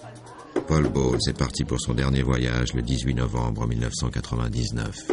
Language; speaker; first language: French; native; French